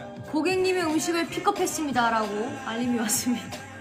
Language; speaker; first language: Korean; native; Korean